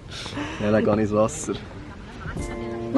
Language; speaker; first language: German; native; German